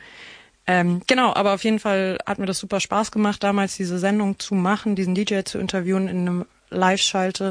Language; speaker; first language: German; native; German